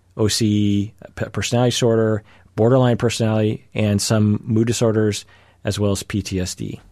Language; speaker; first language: English; early bilingual, other home language; Japanese